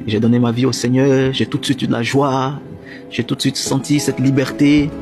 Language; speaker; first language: French; native; French